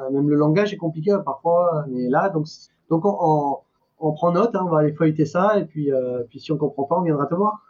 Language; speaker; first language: French; non-native, fluent; Persian